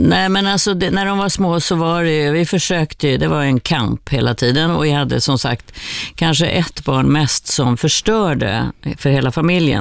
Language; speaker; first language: Swedish; native; Swedish